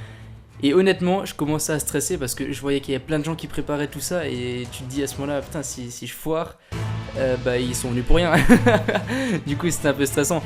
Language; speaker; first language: French; native; French